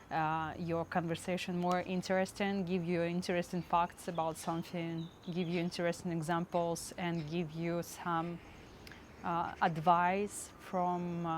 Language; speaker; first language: English; non-native, learner; Russian